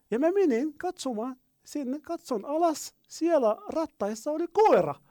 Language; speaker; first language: Finnish; non-native, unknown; Arabic